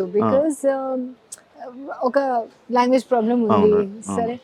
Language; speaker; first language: Telugu; non-native, learner; Hindi